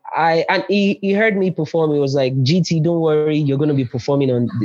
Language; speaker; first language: English; non-native, local second language; Yoruba